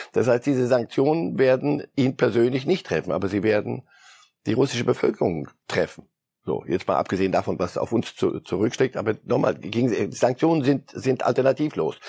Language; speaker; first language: German; early bilingual, other home language; Polish